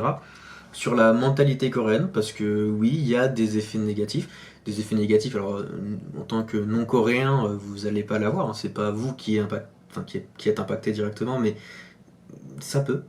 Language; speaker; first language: French; native; French